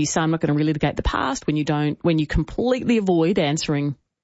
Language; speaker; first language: English; native; English